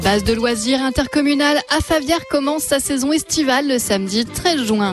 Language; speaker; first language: French; native; French